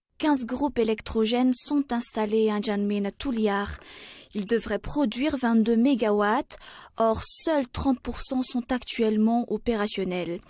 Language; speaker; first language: French; non-native, local second language; Malagasy